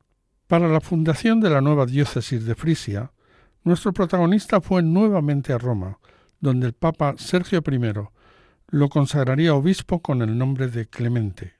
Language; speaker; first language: Spanish; native; Spanish